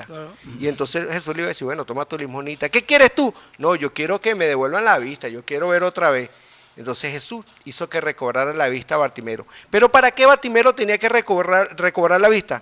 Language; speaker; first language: Spanish; native; Spanish